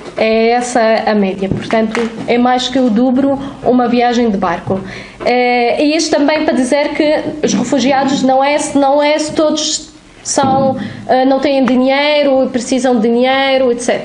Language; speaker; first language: Portuguese; non-native, fluent; Arabic